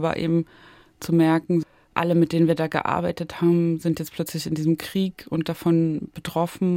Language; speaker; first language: German; native; German